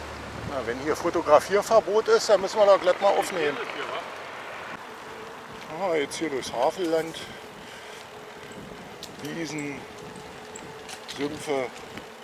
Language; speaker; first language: German; native; German